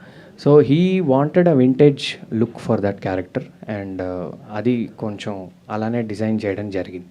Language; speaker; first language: Telugu; native; Telugu